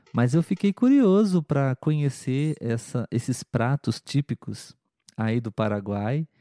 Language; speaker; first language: Portuguese; native; Portuguese